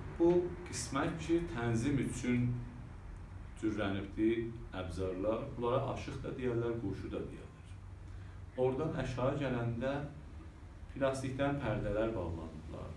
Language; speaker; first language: Azerbaijani; native; Azerbaijani